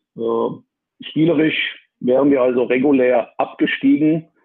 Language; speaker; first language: German; native; German